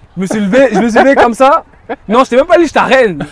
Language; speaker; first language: French; native; French